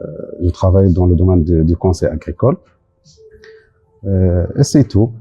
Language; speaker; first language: French; non-native, local second language; Arabic